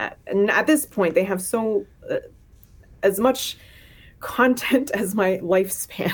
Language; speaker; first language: English; native; English